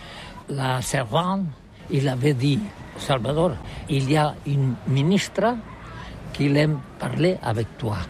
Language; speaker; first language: French; non-native, learner; Catalan